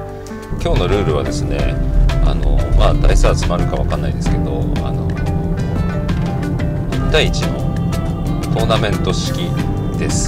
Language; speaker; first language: Japanese; native; Japanese